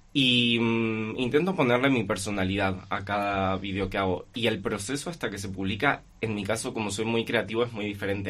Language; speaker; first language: Spanish; native; Spanish